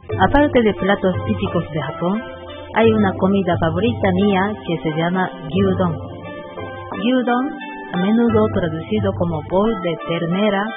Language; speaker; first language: Spanish; non-native, learner; Japanese